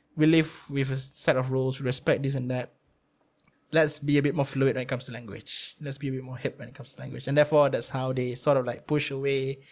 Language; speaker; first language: English; non-native, local second language; Malay